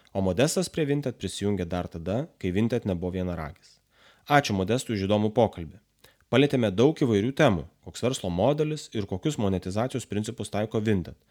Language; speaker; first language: Lithuanian; native; Lithuanian